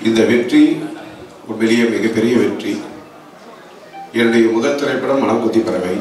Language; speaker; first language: Tamil; native; Tamil